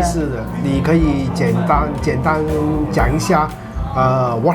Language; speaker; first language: Chinese; non-native, local second language; Cantonese